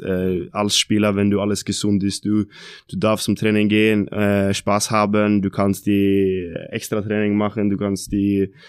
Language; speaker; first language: German; non-native, fluent; Norwegian